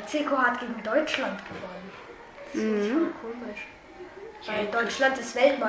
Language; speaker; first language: German; early bilingual, other home language; Bulgarian